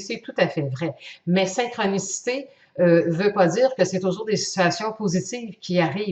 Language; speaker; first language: French; native; French